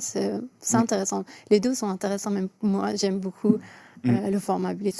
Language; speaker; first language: French; non-native, fluent; Persian